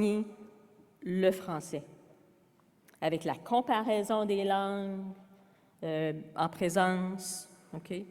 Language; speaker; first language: French; native; French